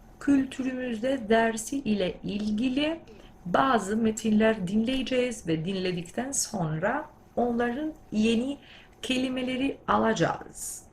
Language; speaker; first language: Turkish; non-native, fluent; Albanian